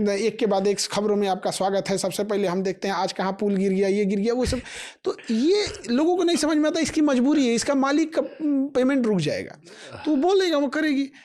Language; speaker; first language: Hindi; native; Hindi